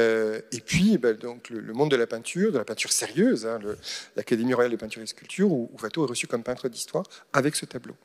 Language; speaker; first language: French; native; French